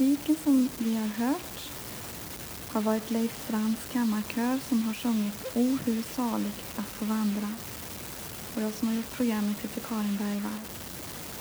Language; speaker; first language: Swedish; native; Swedish